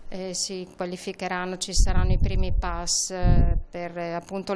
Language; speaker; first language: Italian; native; Italian